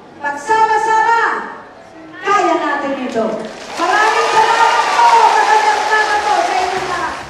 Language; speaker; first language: Filipino; native; Filipino